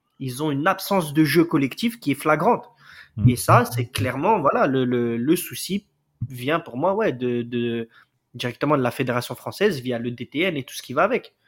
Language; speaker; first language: French; native; French